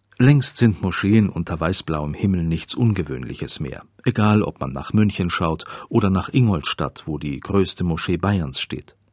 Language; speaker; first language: German; native; German